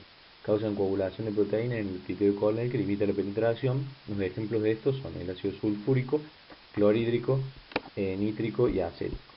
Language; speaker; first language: Spanish; native; Spanish